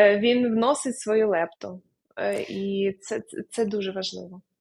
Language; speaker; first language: Ukrainian; non-native, local second language; Russian